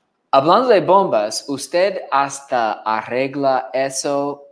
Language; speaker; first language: Spanish; non-native, fluent; English